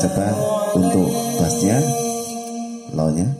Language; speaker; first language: Indonesian; native; Indonesian